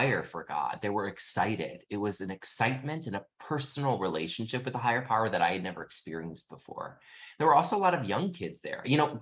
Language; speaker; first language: English; native; English